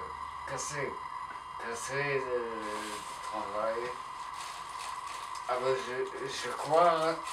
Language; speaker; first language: French; non-native, learner; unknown